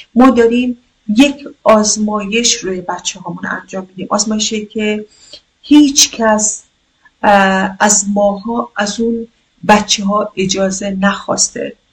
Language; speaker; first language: Persian; non-native, local second language; Kurdish